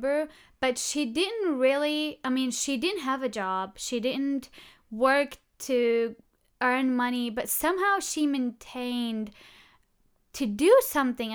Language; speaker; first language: English; non-native, fluent; Arabic